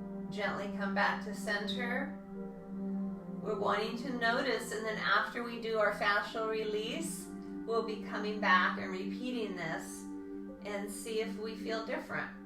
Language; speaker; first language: English; native; English